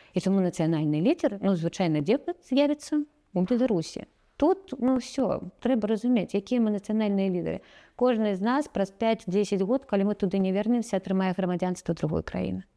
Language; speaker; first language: Belarusian; non-native, local second language; Russian